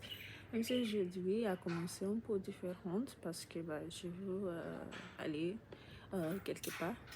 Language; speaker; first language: French; non-native, learner; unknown